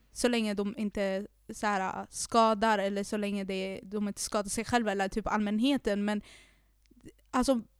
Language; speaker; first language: Swedish; early bilingual, other home language; Arabic